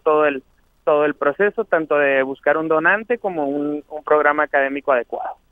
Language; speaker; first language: Spanish; native; Spanish